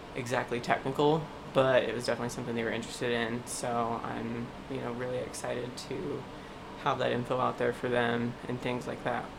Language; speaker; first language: English; native; English